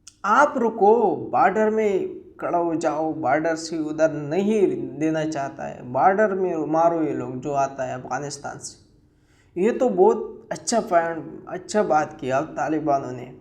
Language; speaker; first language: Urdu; non-native, local second language; Pashto